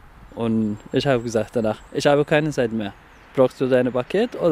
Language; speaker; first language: German; non-native, learner; Somali